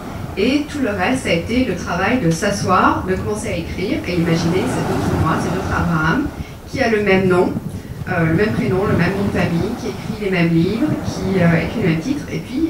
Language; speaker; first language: French; native; French